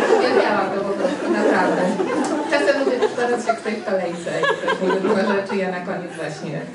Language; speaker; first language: Polish; early bilingual, heritage; Spanish